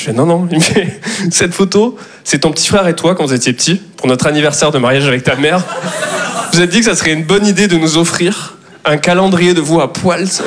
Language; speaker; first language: French; native; French